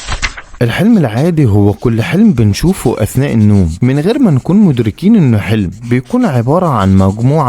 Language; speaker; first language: Arabic; native; Arabic